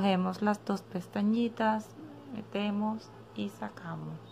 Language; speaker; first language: Spanish; native; Spanish